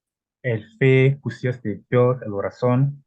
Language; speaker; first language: Spanish; non-native, learner; Italian